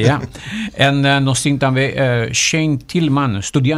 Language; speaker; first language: Dutch; non-native, local second language; Papiamento